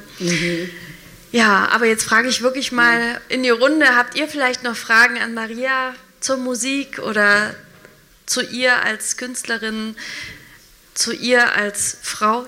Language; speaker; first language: German; native; German